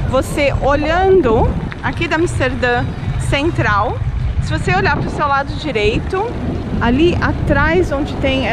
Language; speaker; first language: Portuguese; native; Portuguese